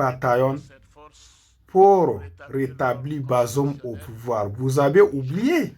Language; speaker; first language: French; non-native, local second language; Hausa